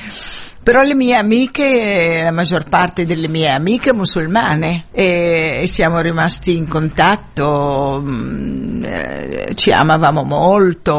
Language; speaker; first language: Italian; non-native, fluent; Arabic